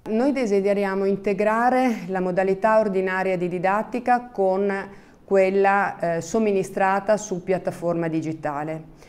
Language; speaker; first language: Italian; native; Italian